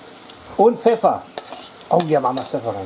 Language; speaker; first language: German; native; German